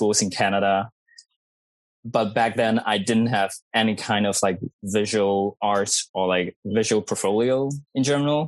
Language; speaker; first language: English; non-native, fluent; Cantonese